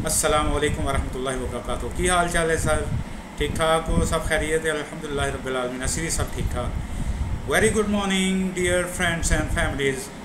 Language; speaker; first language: Urdu; non-native, local second language; Punjabi